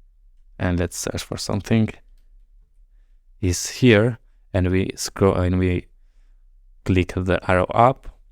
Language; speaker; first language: English; non-native, fluent; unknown